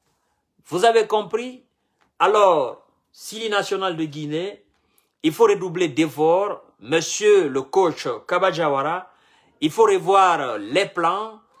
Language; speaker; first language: French; non-native, local second language; Mandingo